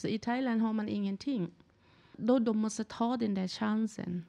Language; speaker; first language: Swedish; non-native, learner; Thai